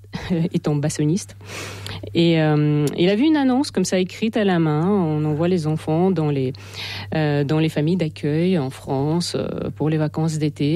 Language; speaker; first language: French; non-native, fluent; Russian